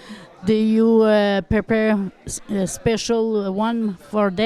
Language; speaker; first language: English; non-native, local second language; French